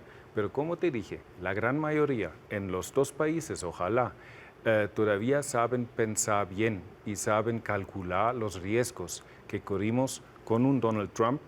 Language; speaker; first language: Spanish; non-native, fluent; German